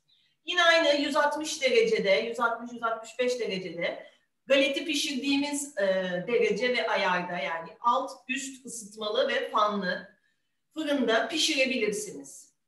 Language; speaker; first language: Turkish; native; Turkish